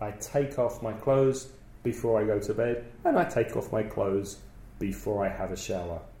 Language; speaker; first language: English; native; English